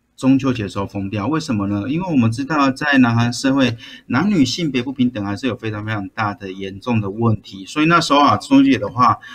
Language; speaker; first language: Chinese; native; Chinese